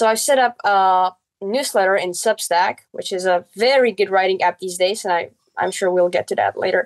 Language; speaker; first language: English; non-native, fluent; Czech